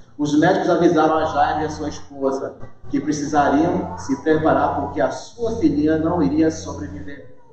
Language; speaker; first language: Portuguese; early bilingual, heritage; Portuguese